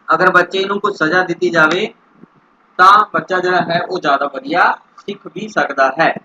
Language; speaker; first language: Hindi; non-native, local second language; Punjabi